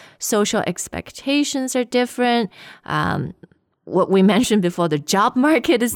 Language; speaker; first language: English; non-native, fluent; Chinese